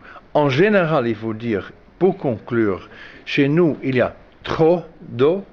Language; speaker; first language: French; non-native, fluent; Dutch